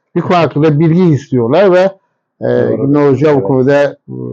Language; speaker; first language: Turkish; non-native, fluent; Persian